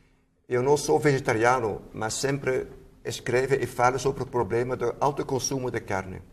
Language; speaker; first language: Portuguese; non-native, fluent; Dutch